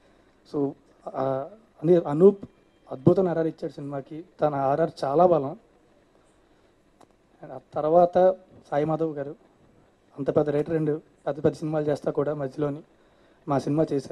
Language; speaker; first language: Telugu; native; Telugu